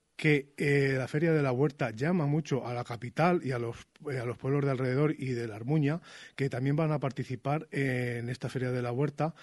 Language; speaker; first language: Spanish; native; Spanish